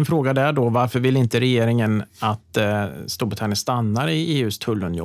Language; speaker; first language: Swedish; native; Swedish